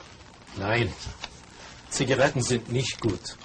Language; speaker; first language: German; non-native, fluent; English